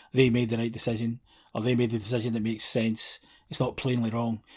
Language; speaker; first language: English; native; English